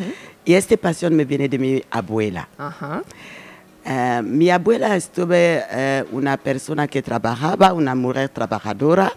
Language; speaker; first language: Spanish; non-native, learner; French